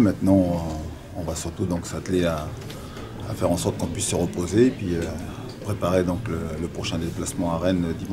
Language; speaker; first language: French; native; French